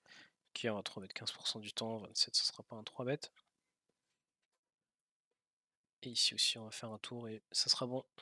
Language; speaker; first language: French; native; French